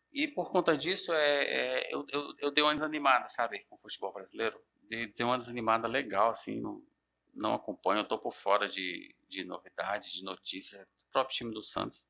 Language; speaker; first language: Portuguese; native; Portuguese